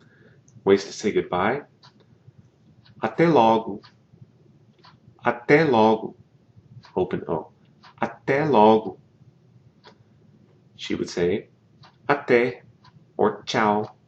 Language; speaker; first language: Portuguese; non-native, fluent; English